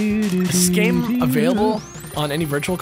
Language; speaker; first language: English; native; English